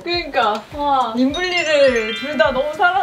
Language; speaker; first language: Korean; native; Korean